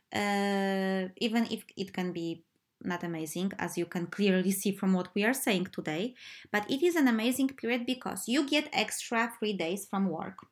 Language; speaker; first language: English; non-native, fluent; Polish